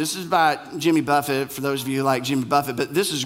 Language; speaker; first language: English; native; English